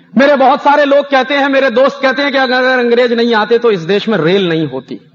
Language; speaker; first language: Hindi; native; Hindi